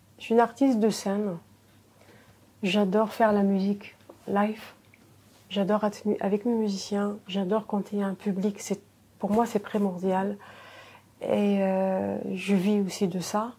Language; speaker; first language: French; non-native, local second language; Arabic